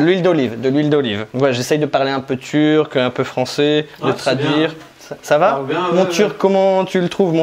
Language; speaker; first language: French; native; French